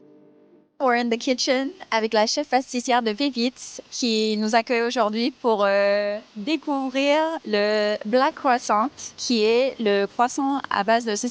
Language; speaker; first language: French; native; French